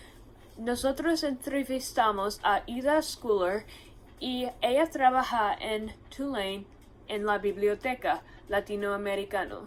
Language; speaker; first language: Spanish; non-native, learner; English